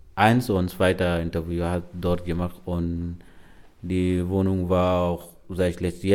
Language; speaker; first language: German; non-native, learner; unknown